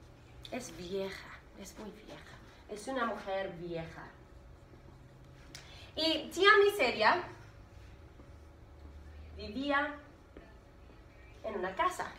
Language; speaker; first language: Spanish; non-native, fluent; English